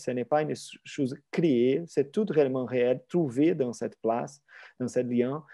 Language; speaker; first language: French; non-native, fluent; Portuguese